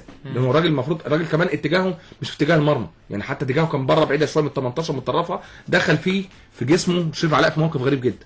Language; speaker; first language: Arabic; native; Arabic